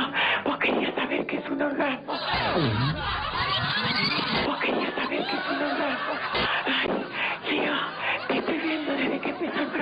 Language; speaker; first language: Spanish; native; Spanish